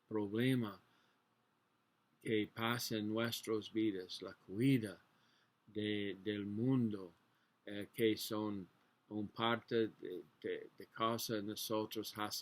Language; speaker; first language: Spanish; non-native, learner; English